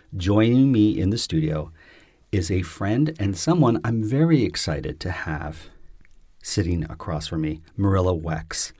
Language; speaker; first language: English; native; English